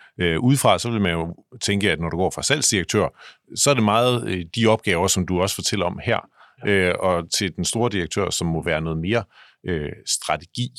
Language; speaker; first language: Danish; native; Danish